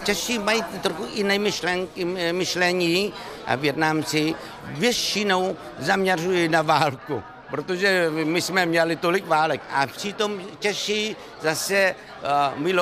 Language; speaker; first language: Czech; non-native, fluent; Vietnamese